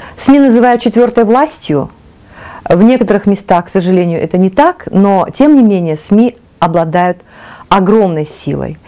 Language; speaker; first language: Russian; non-native, local second language; Tajik